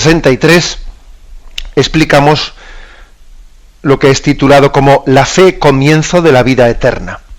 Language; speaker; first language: Spanish; native; Spanish